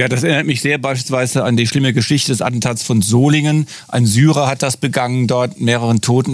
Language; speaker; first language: German; native; German